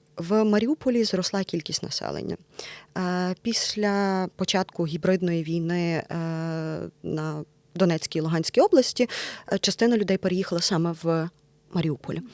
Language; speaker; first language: Ukrainian; native; Ukrainian